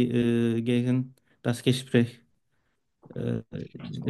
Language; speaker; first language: German; non-native, learner; Turkish